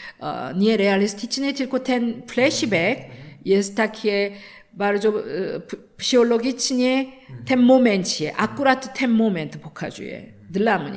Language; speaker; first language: Polish; non-native, learner; Korean